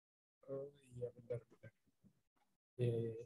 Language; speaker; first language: Indonesian; native; Indonesian